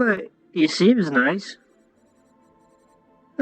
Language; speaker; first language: English; native; English